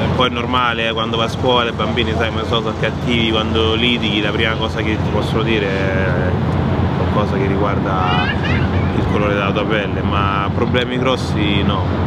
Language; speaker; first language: Italian; early bilingual, other home language; French